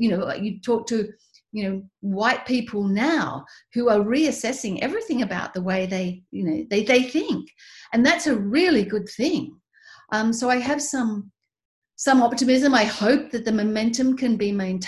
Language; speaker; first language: English; native; English